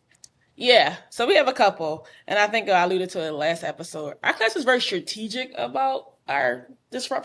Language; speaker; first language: English; native; English